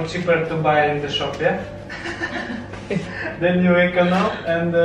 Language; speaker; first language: English; non-native, learner; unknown